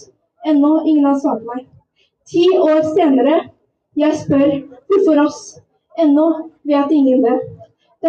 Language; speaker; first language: Norwegian; early bilingual, other home language; Persian